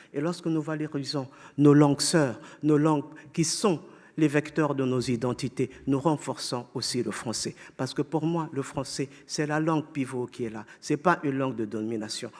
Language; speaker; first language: French; non-native, fluent; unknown